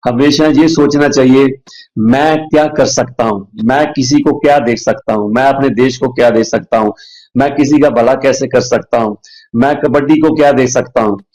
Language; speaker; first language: Hindi; non-native, local second language; Punjabi